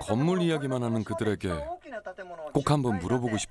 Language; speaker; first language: Korean; native; Korean